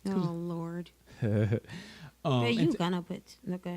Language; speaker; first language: English; native; English